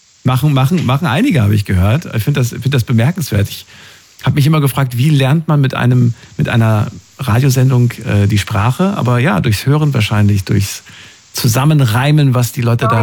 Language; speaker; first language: German; native; German